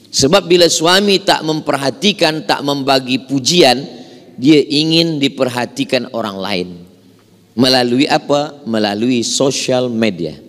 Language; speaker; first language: Malay; native; Malay